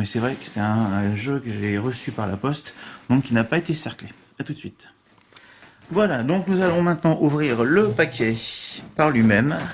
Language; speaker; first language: French; native; French